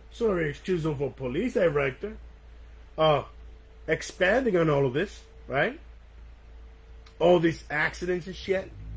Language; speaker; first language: English; early bilingual, other home language; Spanish